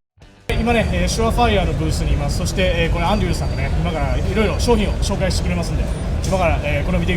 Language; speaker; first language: Japanese; native; Japanese